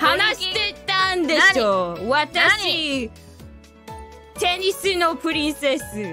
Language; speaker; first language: Japanese; non-native, learner; English